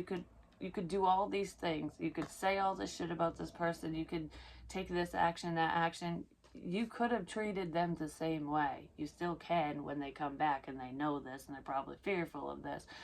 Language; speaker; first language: English; native; English